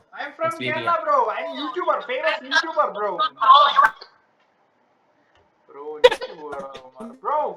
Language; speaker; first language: English; non-native, learner; Malayalam